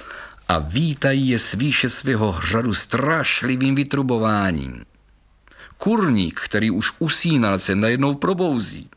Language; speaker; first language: Czech; native; Czech